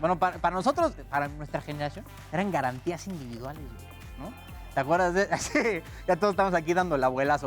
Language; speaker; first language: Spanish; native; Spanish